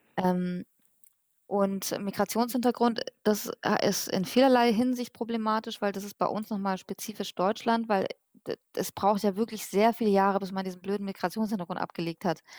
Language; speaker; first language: German; early bilingual, other home language; Persian